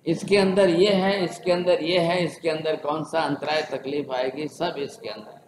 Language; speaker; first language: Hindi; non-native, local second language; Gujarati